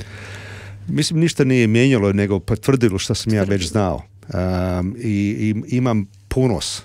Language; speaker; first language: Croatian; early bilingual, heritage; Serbian